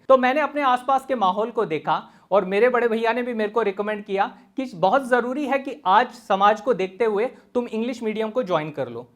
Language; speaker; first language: Hindi; native; Hindi